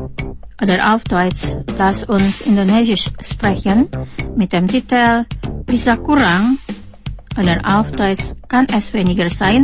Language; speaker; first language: German; non-native, fluent; Indonesian